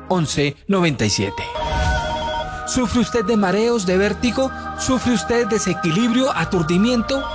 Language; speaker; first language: Spanish; native; Spanish